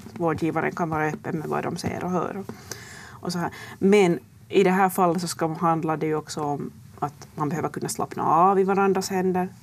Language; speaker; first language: Swedish; native; Swedish